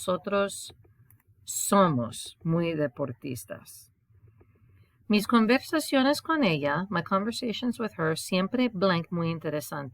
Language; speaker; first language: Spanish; non-native, fluent; English